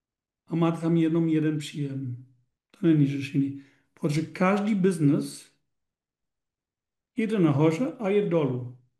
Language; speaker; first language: Czech; non-native, learner; German